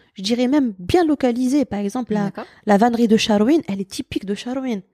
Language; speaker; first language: French; non-native, local second language; Arabic